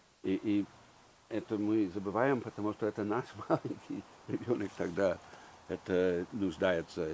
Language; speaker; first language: Russian; early bilingual, heritage; English